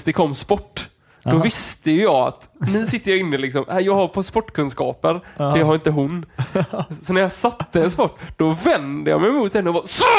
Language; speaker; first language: Swedish; native; Swedish